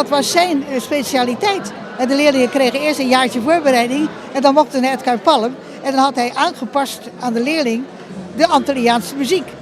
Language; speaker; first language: Dutch; non-native, local second language; Papiamento